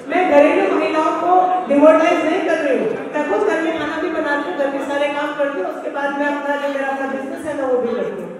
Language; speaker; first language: Hindi; native; Hindi